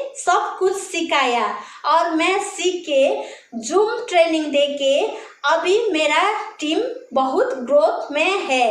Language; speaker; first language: Hindi; non-native, local second language; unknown